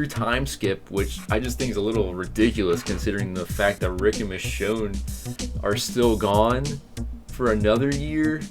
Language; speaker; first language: English; native; English